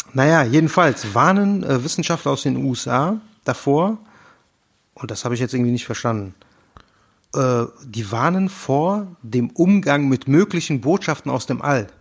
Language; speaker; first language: German; native; German